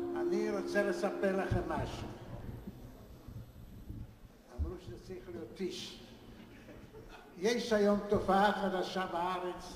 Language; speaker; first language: Hebrew; non-native, fluent; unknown